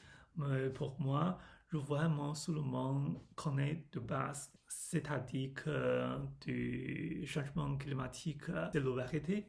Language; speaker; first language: French; non-native, learner; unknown